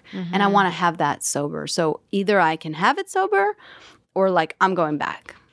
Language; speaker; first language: English; native; English